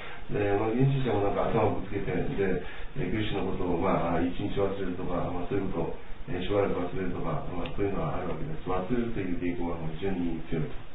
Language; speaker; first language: Japanese; native; Japanese